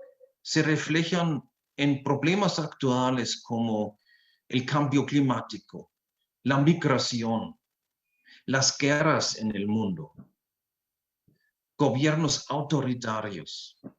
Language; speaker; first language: Spanish; non-native, fluent; German